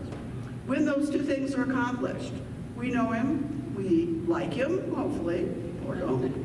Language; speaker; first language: English; native; English